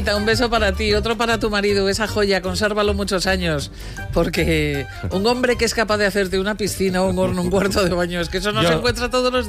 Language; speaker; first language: Spanish; native; Spanish